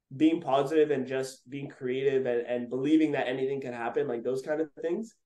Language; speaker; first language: English; native; English